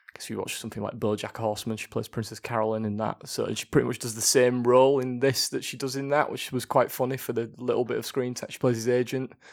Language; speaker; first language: English; native; English